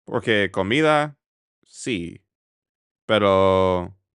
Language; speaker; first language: Spanish; non-native, learner; English